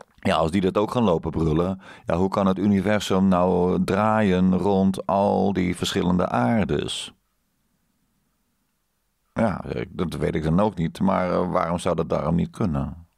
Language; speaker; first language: Dutch; native; Dutch